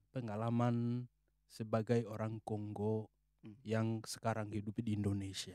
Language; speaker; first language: Indonesian; non-native, fluent; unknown